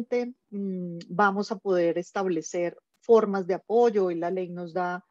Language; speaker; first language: Spanish; native; Spanish